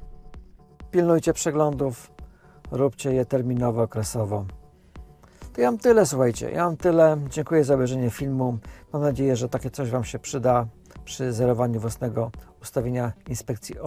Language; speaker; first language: Polish; native; Polish